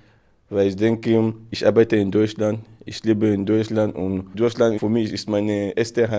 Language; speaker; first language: German; non-native, fluent; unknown